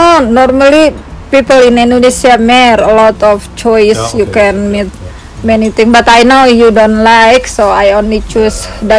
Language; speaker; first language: English; non-native, learner; Indonesian